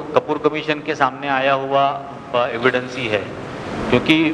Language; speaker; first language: Hindi; non-native, local second language; Marathi